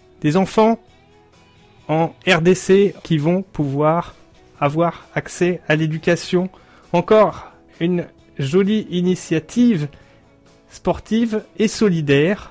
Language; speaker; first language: French; native; French